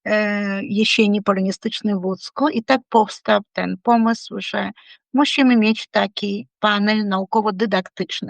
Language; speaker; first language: Polish; non-native, fluent; Ukrainian